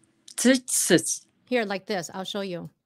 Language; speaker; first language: English; non-native, fluent; Vietnamese